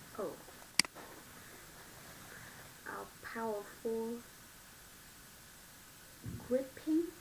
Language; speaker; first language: English; non-native, learner; Vietnamese